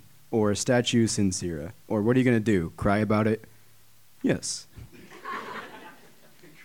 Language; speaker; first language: English; native; English